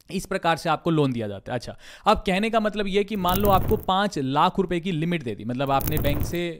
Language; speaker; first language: Hindi; native; Hindi